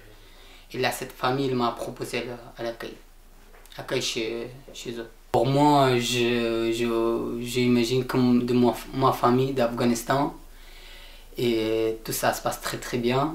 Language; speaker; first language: French; non-native, learner; Persian